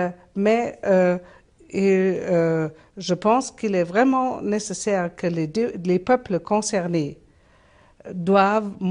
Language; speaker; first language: French; non-native, fluent; German